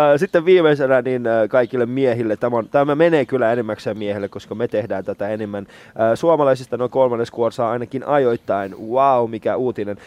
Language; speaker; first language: Finnish; native; Finnish